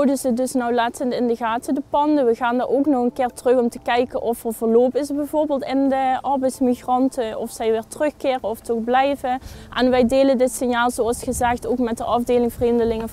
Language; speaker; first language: Dutch; native; Dutch